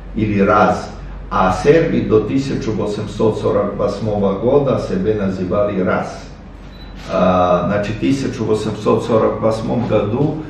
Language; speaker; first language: Russian; non-native, fluent; Serbian